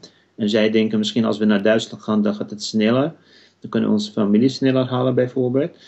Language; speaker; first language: Dutch; non-native, fluent; Kurdish